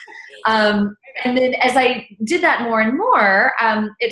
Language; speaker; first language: English; native; English